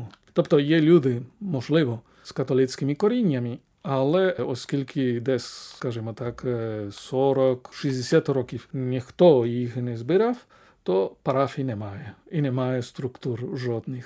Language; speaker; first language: Ukrainian; non-native, fluent; Spanish